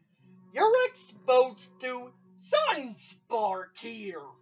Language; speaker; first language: English; native; English